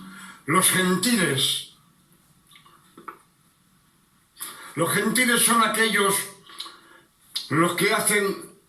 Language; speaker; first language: Spanish; non-native, fluent; French